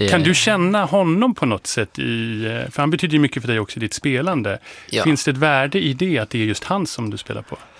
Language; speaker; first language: Swedish; native; Swedish